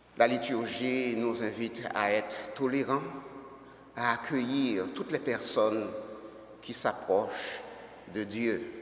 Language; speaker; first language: French; native; French